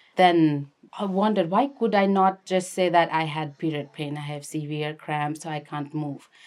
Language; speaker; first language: English; non-native, local second language; Nepali